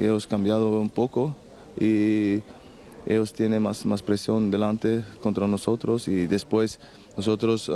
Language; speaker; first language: Spanish; non-native, learner; German